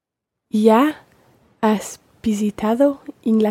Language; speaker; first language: Spanish; non-native, learner; English